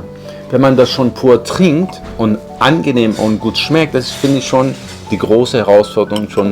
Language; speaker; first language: German; non-native, fluent; Persian